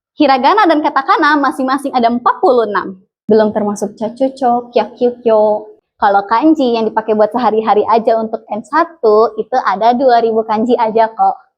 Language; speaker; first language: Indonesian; native; Indonesian